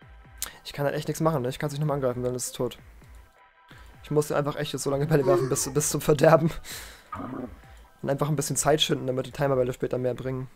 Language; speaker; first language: German; native; German